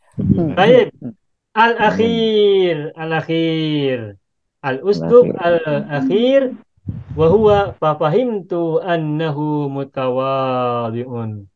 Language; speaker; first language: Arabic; non-native, fluent; Indonesian